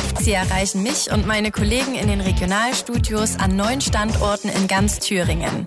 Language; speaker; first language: German; native; German